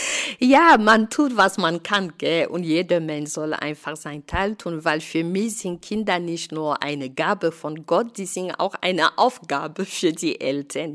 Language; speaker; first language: German; non-native, fluent; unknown